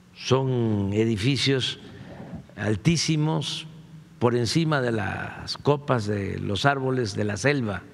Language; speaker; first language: Spanish; native; Spanish